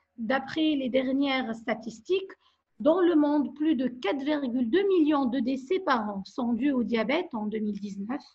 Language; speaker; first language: French; non-native, local second language; Arabic